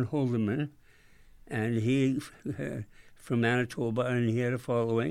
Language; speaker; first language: English; native; English